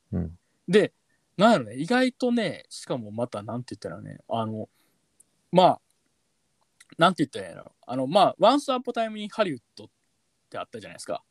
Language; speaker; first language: Japanese; native; Japanese